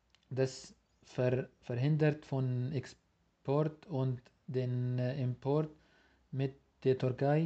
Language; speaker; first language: German; non-native, learner; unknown